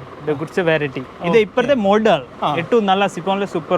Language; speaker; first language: Malayalam; non-native, local second language; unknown